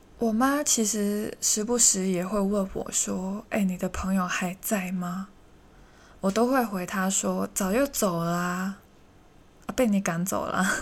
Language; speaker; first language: Chinese; non-native, local second language; Cantonese